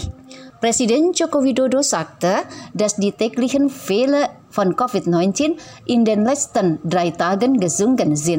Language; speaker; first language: German; non-native, fluent; Indonesian